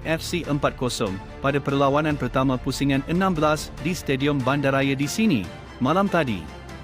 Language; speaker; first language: Malay; native; Malay